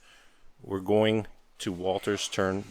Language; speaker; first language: English; native; English